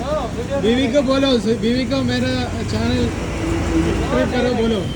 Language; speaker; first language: Hindi; non-native, local second language; Malayalam